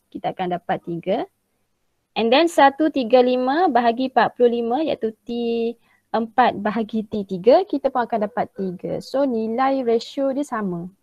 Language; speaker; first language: Malay; native; Malay